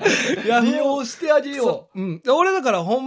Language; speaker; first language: Japanese; native; Japanese